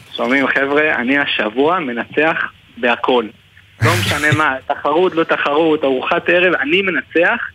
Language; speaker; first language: Hebrew; native; Hebrew